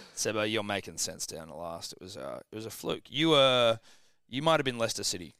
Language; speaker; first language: English; native; English